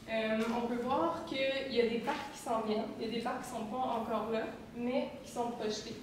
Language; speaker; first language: French; native; French